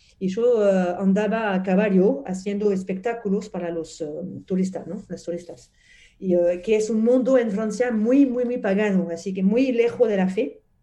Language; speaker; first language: Spanish; non-native, fluent; French